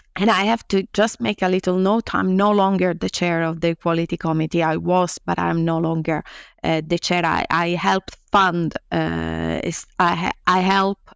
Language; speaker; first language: English; non-native, fluent; Italian